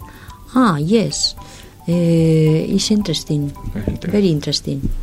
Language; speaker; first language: English; non-native, learner; Spanish